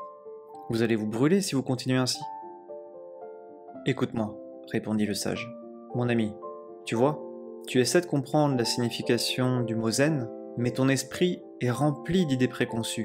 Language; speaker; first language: French; native; French